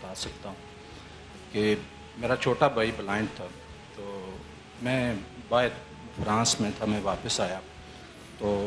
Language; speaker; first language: Urdu; native; Urdu